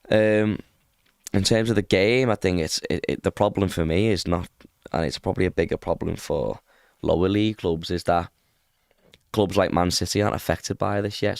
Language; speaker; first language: English; native; English